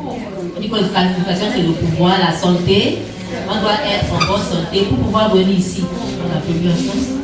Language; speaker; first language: French; non-native, learner; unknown